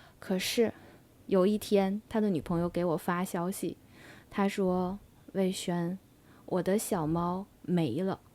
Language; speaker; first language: Chinese; native; Chinese